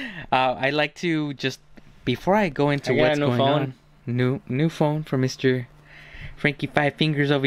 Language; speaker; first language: English; native; English